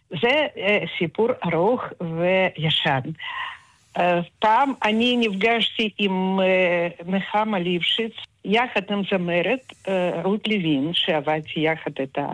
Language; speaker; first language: Hebrew; non-native, fluent; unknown